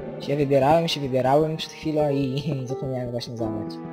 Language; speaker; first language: Polish; native; Polish